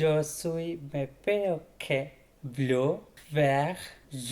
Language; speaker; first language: French; non-native, learner; Bangla